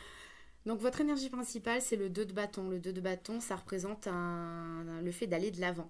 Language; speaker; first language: French; native; French